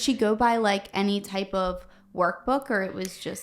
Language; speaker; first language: English; native; English